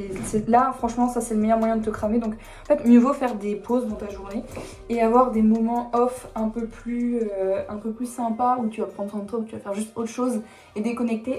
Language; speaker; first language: French; native; French